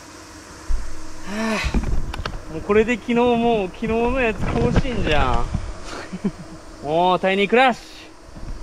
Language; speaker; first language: Japanese; native; Japanese